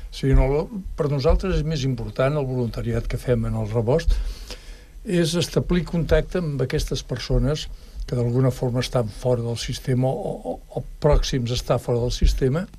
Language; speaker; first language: Catalan; native; Catalan